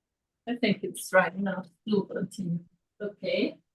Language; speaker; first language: English; non-native, fluent; Spanish